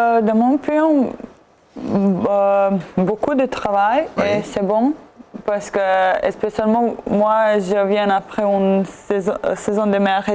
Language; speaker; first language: French; non-native, learner; Serbian